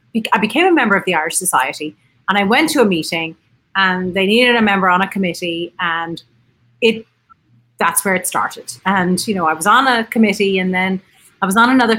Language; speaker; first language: English; native; English